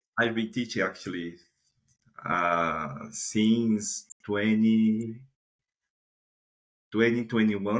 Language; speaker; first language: English; non-native, fluent; Portuguese